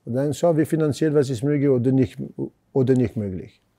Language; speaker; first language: German; non-native, fluent; French